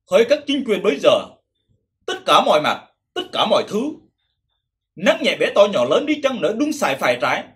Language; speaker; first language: Vietnamese; non-native, local second language; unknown